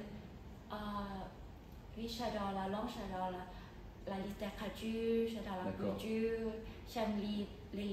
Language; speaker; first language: French; non-native, fluent; Thai